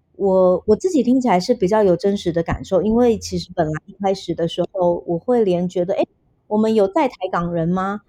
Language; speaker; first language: Chinese; native; Chinese